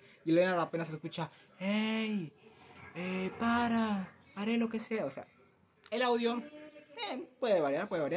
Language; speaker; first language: Spanish; native; Spanish